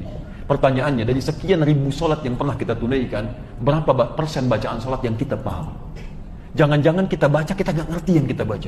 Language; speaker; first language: Indonesian; native; Indonesian